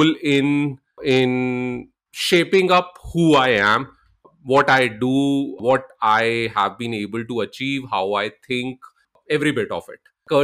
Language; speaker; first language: English; non-native, local second language; Hindi